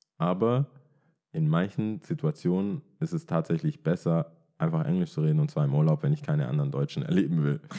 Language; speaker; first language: German; early bilingual, other home language; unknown